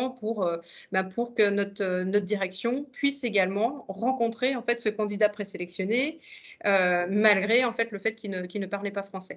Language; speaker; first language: French; native; French